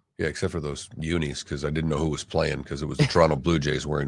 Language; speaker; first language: English; native; English